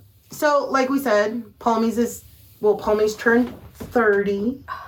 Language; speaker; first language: English; early bilingual, other home language; Spanish